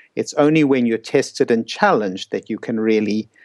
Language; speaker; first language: English; native; English